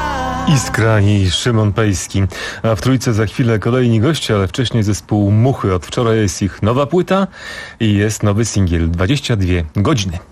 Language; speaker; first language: Polish; native; Polish